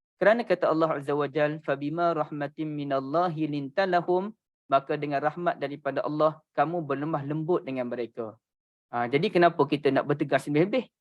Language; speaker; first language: Malay; native; Malay